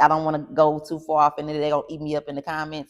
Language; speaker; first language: English; native; English